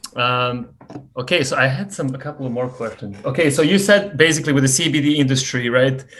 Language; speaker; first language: English; non-native, fluent; Serbian